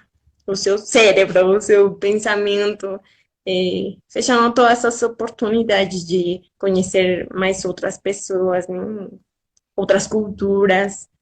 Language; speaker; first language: Portuguese; non-native, fluent; Spanish